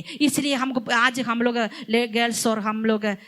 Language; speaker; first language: Hindi; non-native, local second language; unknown